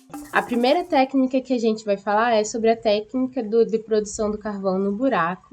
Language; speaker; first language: Portuguese; native; Portuguese